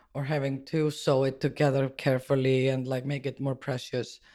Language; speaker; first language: English; non-native, fluent; Icelandic